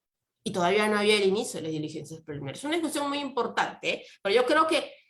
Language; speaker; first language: Spanish; native; Spanish